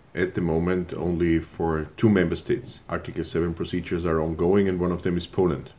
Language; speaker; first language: English; non-native, fluent; German